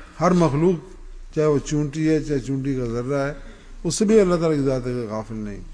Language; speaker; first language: Urdu; non-native, local second language; Punjabi